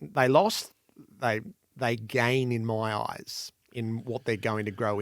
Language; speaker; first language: English; native; English